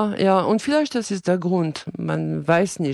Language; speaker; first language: German; non-native, fluent; French